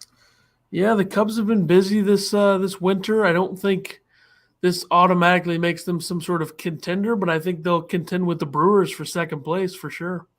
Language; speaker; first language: English; native; English